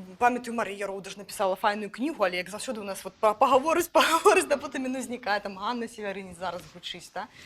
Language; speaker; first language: Belarusian; native; Belarusian